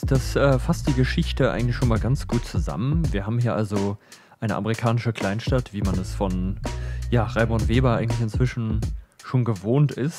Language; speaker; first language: German; native; German